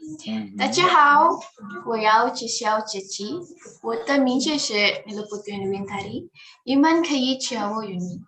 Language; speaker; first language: Chinese; non-native, learner; Indonesian